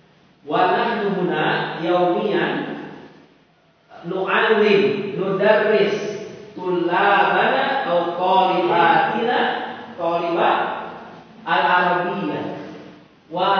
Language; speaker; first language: Arabic; non-native, fluent; Indonesian